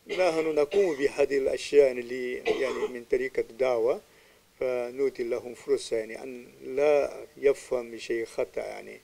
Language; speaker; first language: Arabic; non-native, fluent; Korean